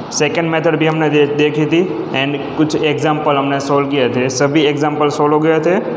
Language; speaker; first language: Hindi; non-native, local second language; Gujarati